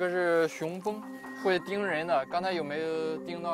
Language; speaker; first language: Chinese; native; Chinese